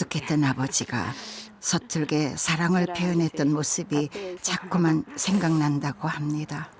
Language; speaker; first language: Korean; native; Korean